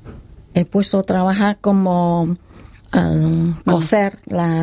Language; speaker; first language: Spanish; non-native, learner; Khmer